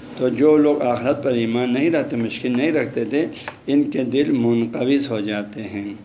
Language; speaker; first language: Urdu; non-native, local second language; Balti